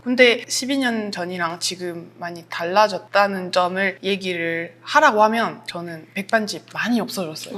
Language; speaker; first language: Korean; non-native, fluent; French